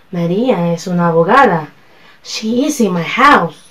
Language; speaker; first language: English; non-native, fluent; Spanish